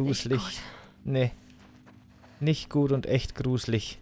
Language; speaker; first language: German; native; German